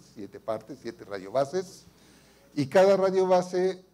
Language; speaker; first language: Spanish; native; Spanish